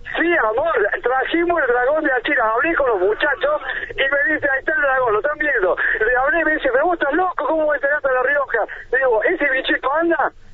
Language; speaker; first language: Spanish; native; Spanish